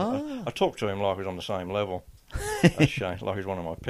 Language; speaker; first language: English; native; English